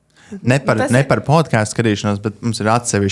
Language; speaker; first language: Latvian; native; Latvian